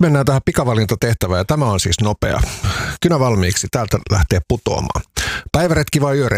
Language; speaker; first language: Finnish; native; Finnish